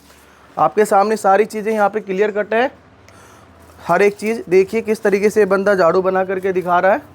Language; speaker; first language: Hindi; native; Hindi